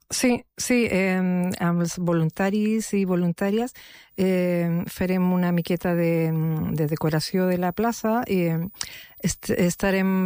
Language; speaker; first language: Catalan; non-native, local second language; Spanish